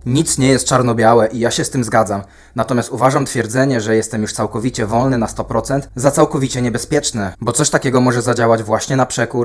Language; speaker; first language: Polish; native; Polish